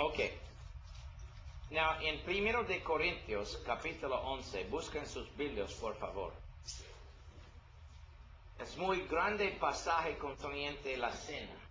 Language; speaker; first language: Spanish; non-native, learner; English